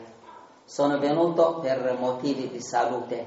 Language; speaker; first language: Italian; non-native, learner; Tigrinya